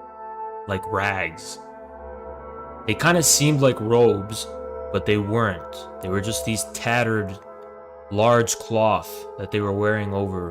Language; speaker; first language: English; native; English